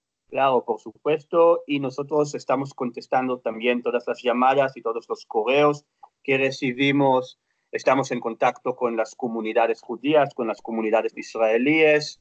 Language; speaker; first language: Spanish; non-native, fluent; Hebrew